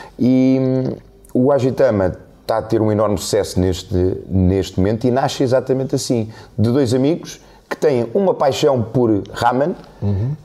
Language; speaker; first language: Portuguese; native; Portuguese